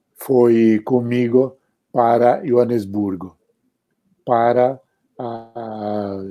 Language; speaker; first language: Portuguese; non-native, fluent; Italian